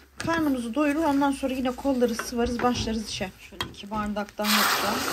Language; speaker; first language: Turkish; early bilingual, heritage; Turkish